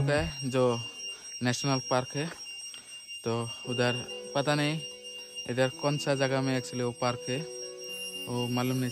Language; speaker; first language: Hindi; non-native, local second language; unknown